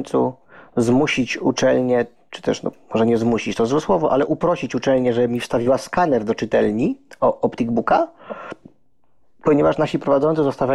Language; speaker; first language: Polish; native; Polish